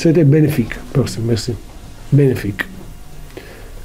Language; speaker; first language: French; non-native, learner; Italian